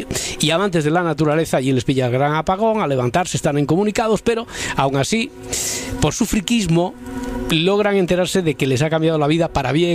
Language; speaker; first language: Spanish; native; Spanish